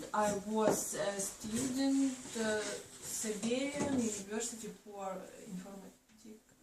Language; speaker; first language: English; non-native, learner; Russian